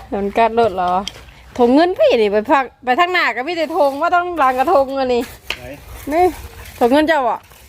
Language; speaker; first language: Thai; native; Thai